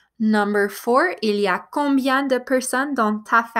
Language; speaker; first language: French; non-native, fluent; English